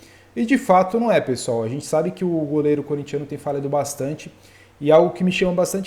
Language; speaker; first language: Portuguese; native; Portuguese